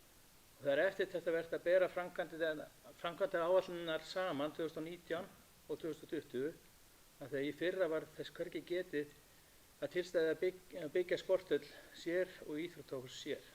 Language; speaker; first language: Icelandic; native; Icelandic